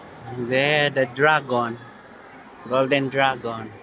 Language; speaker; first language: English; non-native, learner; Filipino